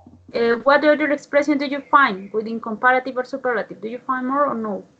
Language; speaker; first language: English; non-native, learner; Spanish